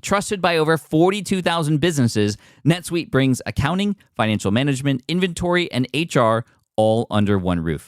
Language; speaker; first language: English; native; English